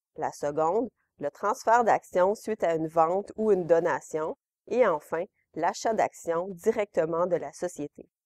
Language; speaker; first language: French; native; French